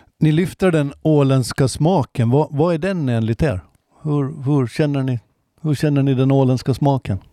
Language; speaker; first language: Swedish; native; Swedish